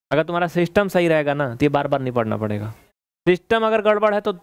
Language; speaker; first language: Hindi; native; Hindi